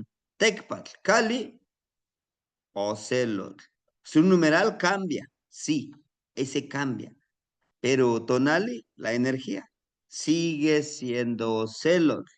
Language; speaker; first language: Spanish; native; Spanish